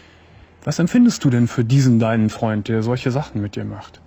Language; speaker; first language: German; native; German